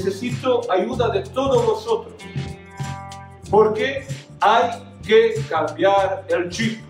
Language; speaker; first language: Spanish; non-native, fluent; Serbian